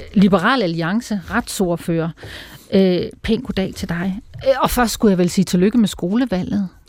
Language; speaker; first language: Danish; native; Danish